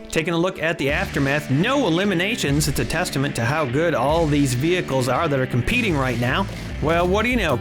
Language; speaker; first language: English; native; English